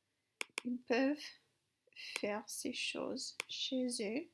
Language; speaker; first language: French; non-native, fluent; English